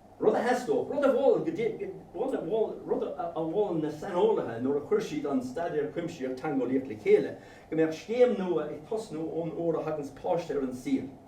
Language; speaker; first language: Irish; non-native, local second language; English